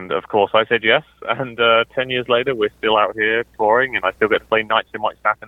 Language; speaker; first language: English; native; English